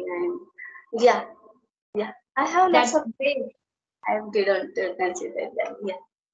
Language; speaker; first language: English; non-native, learner; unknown